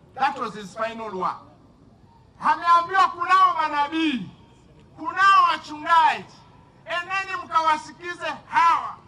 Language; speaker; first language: English; non-native, local second language; Swahili